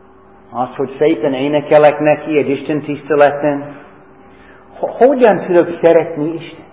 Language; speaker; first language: Hungarian; non-native, fluent; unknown